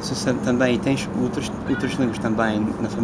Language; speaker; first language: Portuguese; non-native, fluent; English